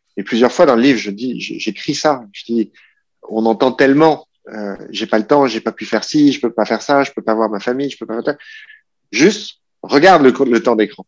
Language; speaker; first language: French; native; French